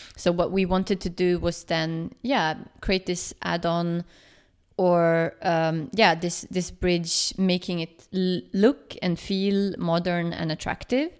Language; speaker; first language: English; non-native, fluent; Swedish